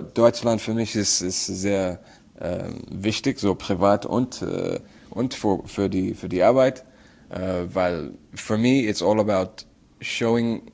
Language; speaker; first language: German; early bilingual, other home language; English